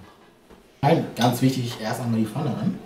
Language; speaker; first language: German; early bilingual, other home language; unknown